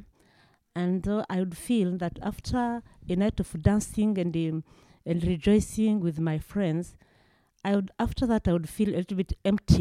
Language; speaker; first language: English; non-native, local second language; Kinyarwanda